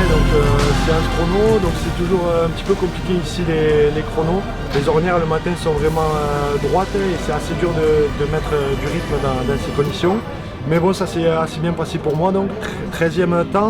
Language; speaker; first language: French; native; French